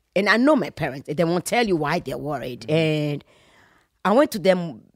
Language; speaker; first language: English; non-native, fluent; Fon